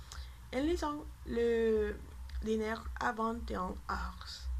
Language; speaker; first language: French; non-native, learner; Spanish